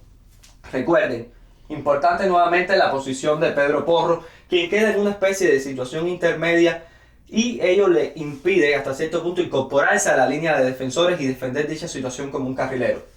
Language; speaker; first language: Spanish; native; Spanish